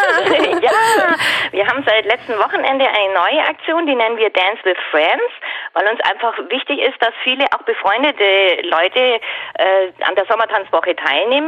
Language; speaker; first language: German; native; German